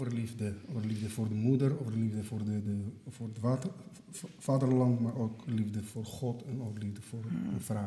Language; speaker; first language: Dutch; non-native, fluent; Arabic